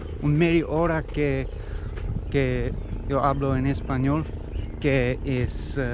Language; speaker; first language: Spanish; non-native, learner; English